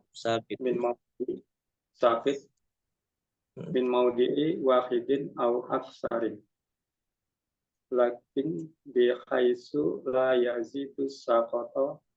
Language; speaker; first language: Arabic; non-native, learner; Indonesian